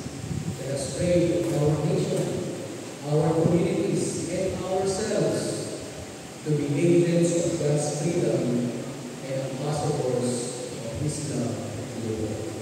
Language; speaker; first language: English; non-native, local second language; Filipino